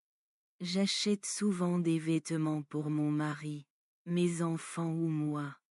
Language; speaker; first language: French; non-native, learner; Bangla